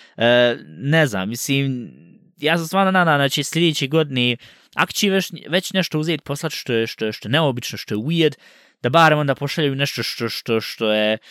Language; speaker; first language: Bosnian; early bilingual, heritage; Bosnian